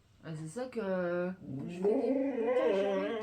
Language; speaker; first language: French; native; French